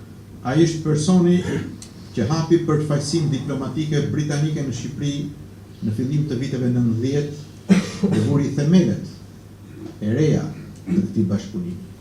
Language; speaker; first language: Albanian; native; Albanian